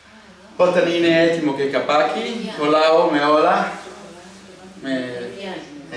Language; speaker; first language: Greek; non-native, learner; Italian